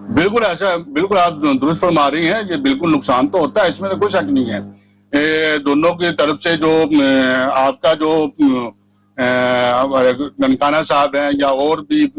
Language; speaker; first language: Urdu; non-native, local second language; Punjabi